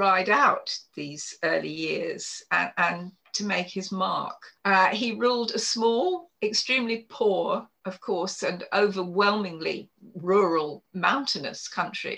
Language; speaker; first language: English; native; English